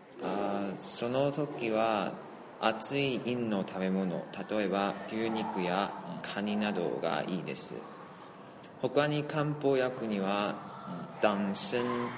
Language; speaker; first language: Japanese; non-native, learner; Chinese